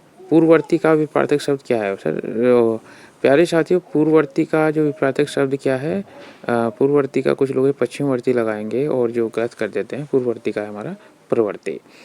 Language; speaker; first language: Hindi; native; Hindi